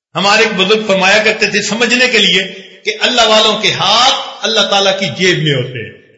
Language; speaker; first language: Urdu; non-native, local second language; Punjabi